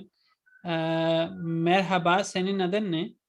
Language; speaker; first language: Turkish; non-native, fluent; Urdu